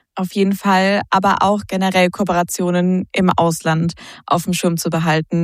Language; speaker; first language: German; native; German